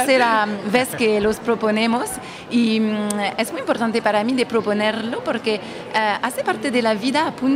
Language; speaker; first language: Spanish; non-native, fluent; French